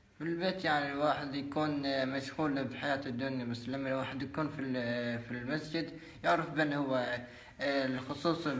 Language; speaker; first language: Arabic; early bilingual, other home language; Somali